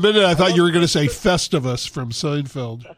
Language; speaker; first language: English; native; English